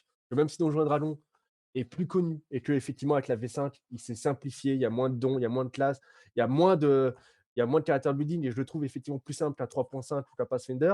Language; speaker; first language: French; native; French